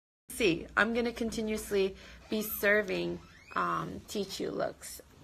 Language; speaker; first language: English; early bilingual, other home language; Korean